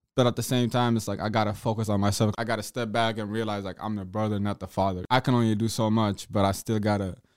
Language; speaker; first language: English; early bilingual, other home language; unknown